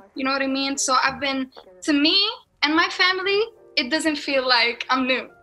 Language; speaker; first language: English; non-native, fluent; Arabic